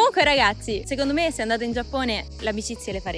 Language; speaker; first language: Italian; native; Italian